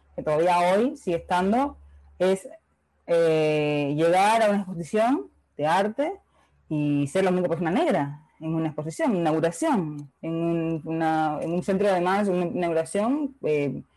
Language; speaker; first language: Spanish; native; Spanish